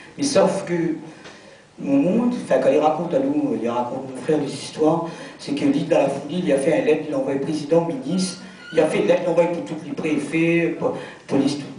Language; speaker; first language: French; non-native, local second language; Réunion Creole French